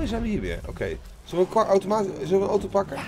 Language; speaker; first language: Dutch; native; Dutch